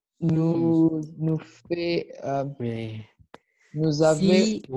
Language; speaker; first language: French; non-native, learner; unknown